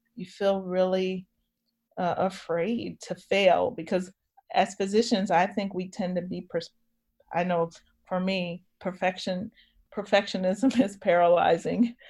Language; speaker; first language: English; native; English